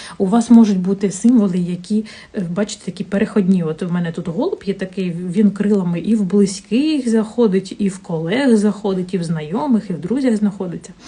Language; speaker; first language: Ukrainian; non-native, local second language; Russian